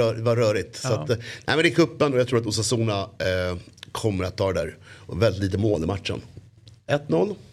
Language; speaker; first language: Swedish; native; Swedish